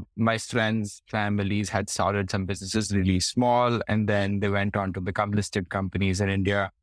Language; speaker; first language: English; non-native, local second language; Hindi